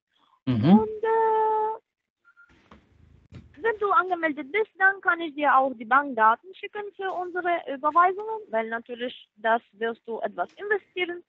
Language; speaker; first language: German; non-native, fluent; Spanish